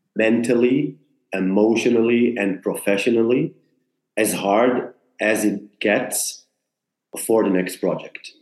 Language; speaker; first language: English; non-native, fluent; Hebrew